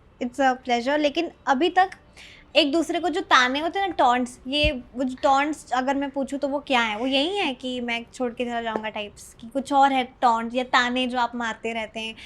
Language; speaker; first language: Hindi; native; Hindi